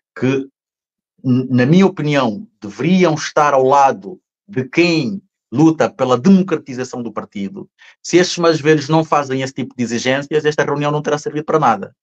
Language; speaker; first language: Portuguese; native; Portuguese